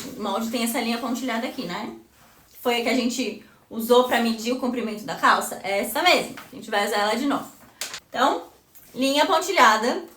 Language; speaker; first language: Portuguese; native; Portuguese